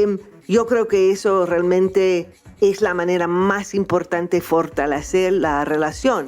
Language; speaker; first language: Spanish; non-native, fluent; English